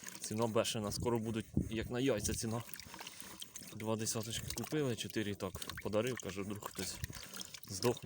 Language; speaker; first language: Ukrainian; native; Ukrainian